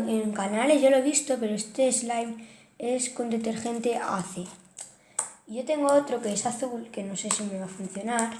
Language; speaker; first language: Spanish; native; Spanish